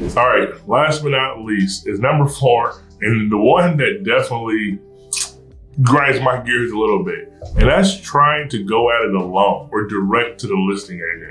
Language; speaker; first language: English; native; English